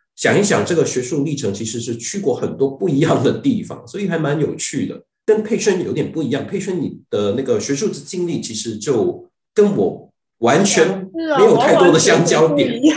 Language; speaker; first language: Chinese; non-native, fluent; Cantonese